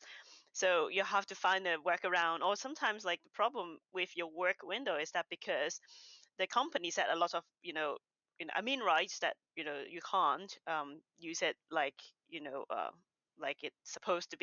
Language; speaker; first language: English; non-native, local second language; Cantonese